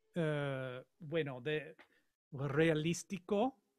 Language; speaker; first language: Spanish; non-native, learner; English